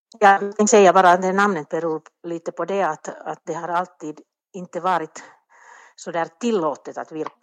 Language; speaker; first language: Swedish; non-native, local second language; Finnish